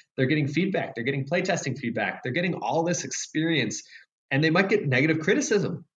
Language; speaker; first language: English; native; English